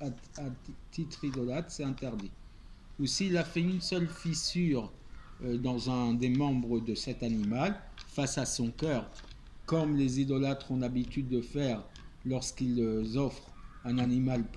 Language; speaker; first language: French; native; French